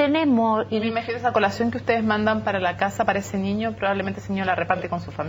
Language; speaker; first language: Spanish; native; Spanish